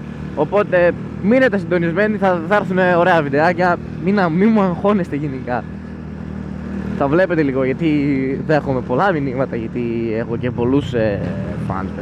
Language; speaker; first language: Greek; native; Greek